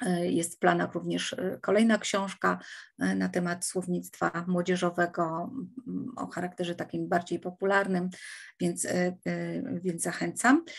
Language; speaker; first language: Polish; native; Polish